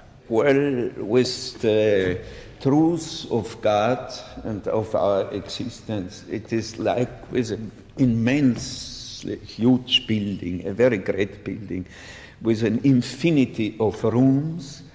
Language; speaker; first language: English; non-native, fluent; German